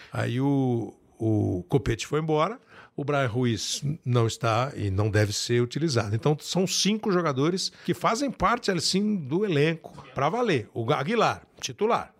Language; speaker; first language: Portuguese; native; Portuguese